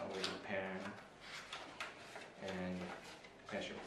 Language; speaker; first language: English; non-native, learner; Japanese